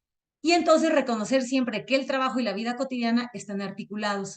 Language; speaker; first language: Spanish; native; Spanish